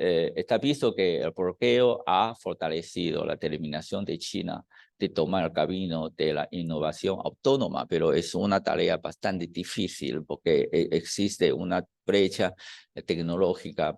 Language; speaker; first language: Spanish; non-native, fluent; Chinese